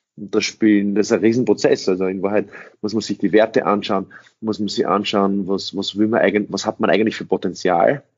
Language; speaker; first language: German; early bilingual, other home language; English